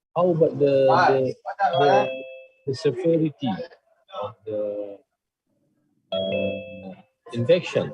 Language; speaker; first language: English; non-native, learner; Indonesian